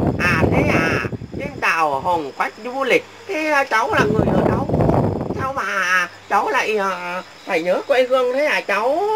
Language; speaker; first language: Vietnamese; non-native, local second language; Muong